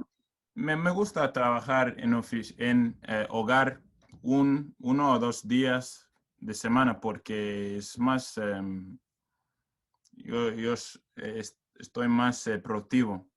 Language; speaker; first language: Spanish; non-native, learner; English